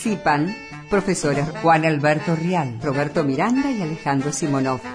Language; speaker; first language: Spanish; native; Spanish